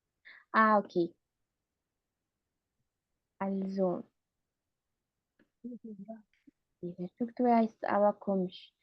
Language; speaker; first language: German; non-native, fluent; Spanish